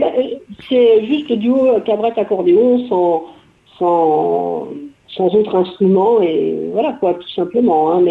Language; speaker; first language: French; native; French